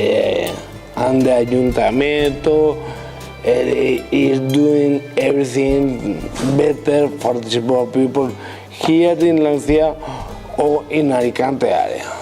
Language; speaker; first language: English; non-native, learner; Spanish